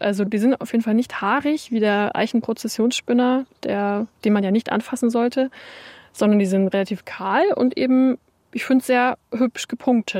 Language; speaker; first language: German; native; German